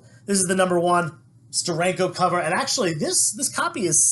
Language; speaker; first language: English; native; English